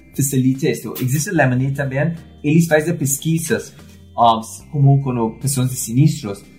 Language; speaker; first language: Portuguese; non-native, fluent; English